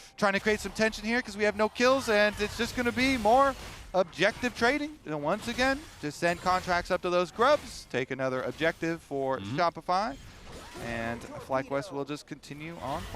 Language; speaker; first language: English; native; English